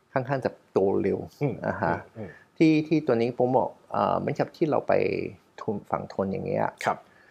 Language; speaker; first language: Thai; non-native, fluent; Chinese